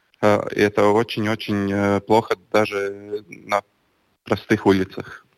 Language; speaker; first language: Russian; non-native, local second language; Latvian